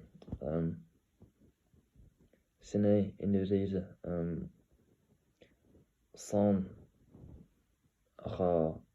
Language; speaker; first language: Irish; non-native, learner; English